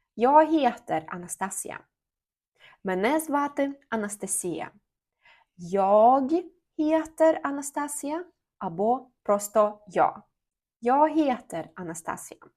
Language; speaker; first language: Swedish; non-native, fluent; Ukrainian